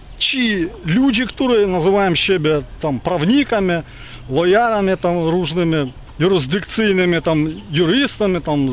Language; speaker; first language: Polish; non-native, fluent; Ukrainian